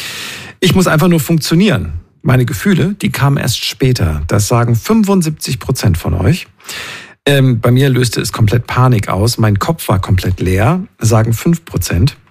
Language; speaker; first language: German; native; German